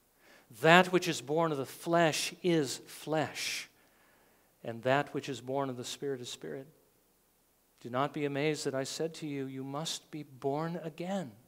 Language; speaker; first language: English; native; English